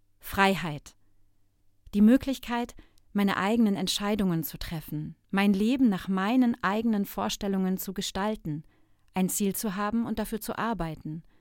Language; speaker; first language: German; non-native, fluent; Turkish